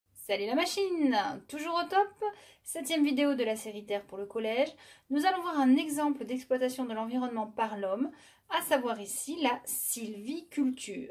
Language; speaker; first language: French; native; French